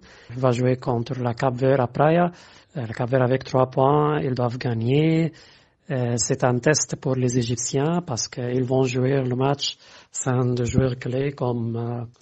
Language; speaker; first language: French; non-native, fluent; Arabic